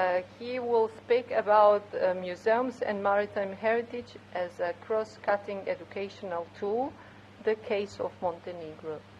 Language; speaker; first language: English; non-native, fluent; Catalan